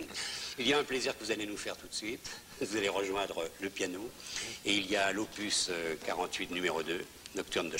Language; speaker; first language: French; native; French